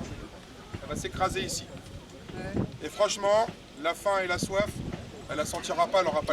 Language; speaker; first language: French; native; French